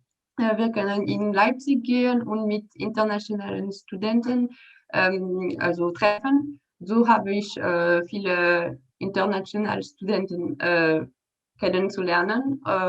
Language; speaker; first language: German; non-native, learner; French